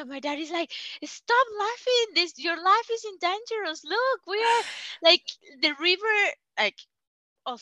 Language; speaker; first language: English; non-native, learner; Spanish